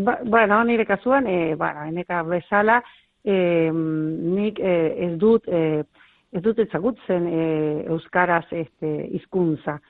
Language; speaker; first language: Basque; non-native, local second language; Spanish